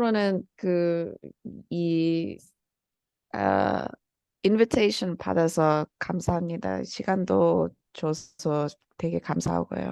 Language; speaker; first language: Korean; early bilingual, heritage; Korean